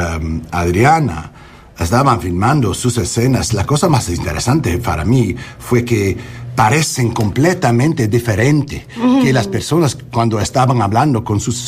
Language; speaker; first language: Spanish; non-native, learner; English